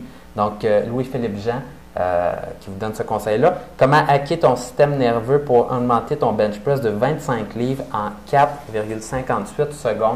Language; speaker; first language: French; native; French